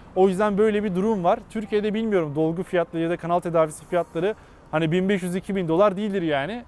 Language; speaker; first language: Turkish; native; Turkish